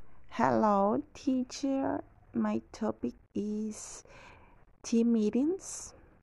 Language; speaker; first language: English; non-native, learner; Spanish